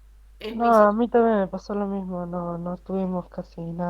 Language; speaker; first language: Spanish; native; Spanish